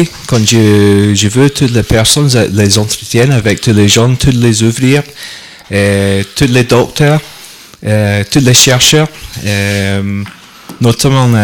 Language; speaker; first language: French; non-native, learner; English